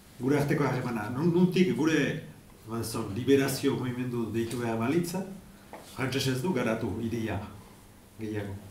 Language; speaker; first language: Basque; native; Basque